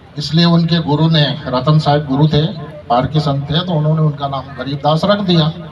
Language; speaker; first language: Hindi; native; Hindi